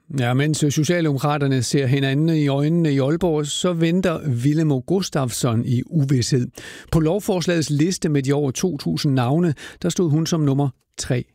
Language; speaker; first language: Danish; native; Danish